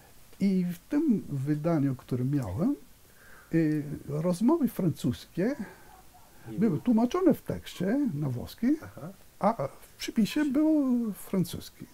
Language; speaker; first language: Polish; non-native, fluent; Italian